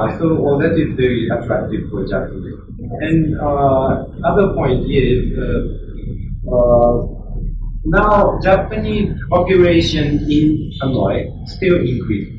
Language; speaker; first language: English; non-native, learner; Japanese